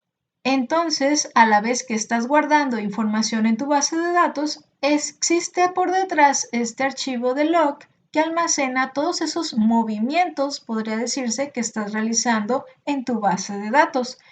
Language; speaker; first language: Spanish; native; Spanish